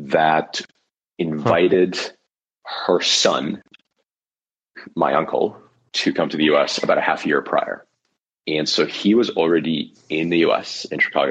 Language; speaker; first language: English; non-native, fluent; Russian